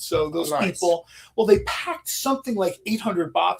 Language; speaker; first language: English; native; English